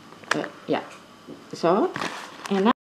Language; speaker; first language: Dutch; non-native, learner; Indonesian